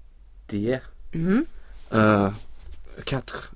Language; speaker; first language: French; non-native, learner; Swedish